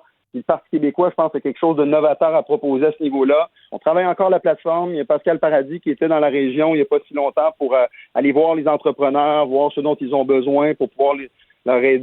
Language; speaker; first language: French; native; French